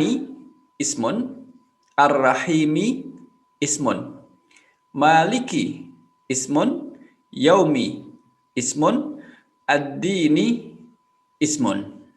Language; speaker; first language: Arabic; non-native, fluent; Indonesian